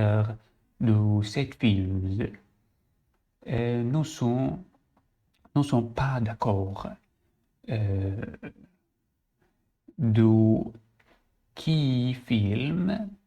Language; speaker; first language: French; non-native, learner; Arabic